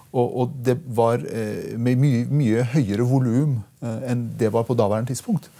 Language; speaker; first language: Norwegian; early bilingual, other home language; Persian